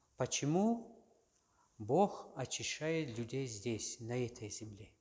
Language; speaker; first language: Russian; non-native, local second language; Tajik